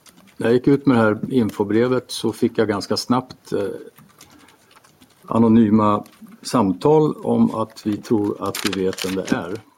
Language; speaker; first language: Swedish; native; Swedish